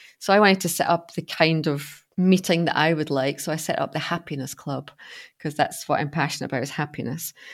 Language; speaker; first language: English; native; English